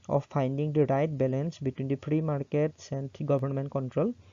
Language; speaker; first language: English; non-native, local second language; Assamese